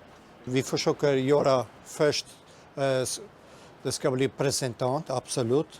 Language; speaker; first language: Swedish; non-native, fluent; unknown